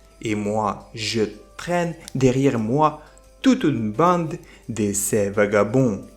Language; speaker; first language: French; non-native, fluent; Ukrainian